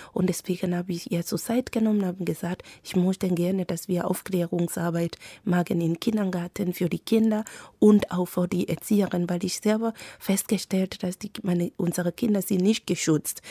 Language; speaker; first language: German; non-native, fluent; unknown